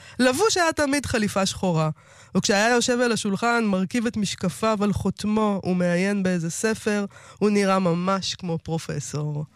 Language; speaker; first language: Hebrew; native; Hebrew